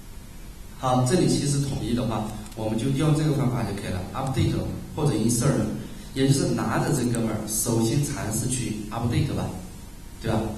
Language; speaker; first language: Chinese; native; Chinese